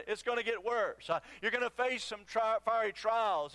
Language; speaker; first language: English; native; English